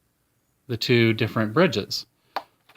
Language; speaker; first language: English; native; English